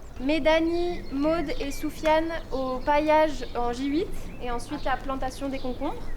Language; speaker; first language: French; native; French